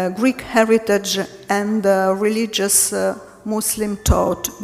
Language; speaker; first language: English; non-native, fluent; Italian